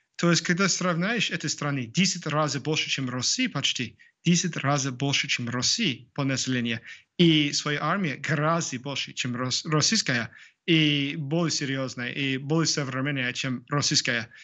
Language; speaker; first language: Russian; non-native, fluent; English